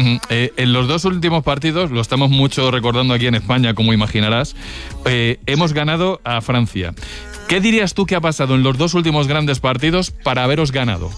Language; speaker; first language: Spanish; native; Spanish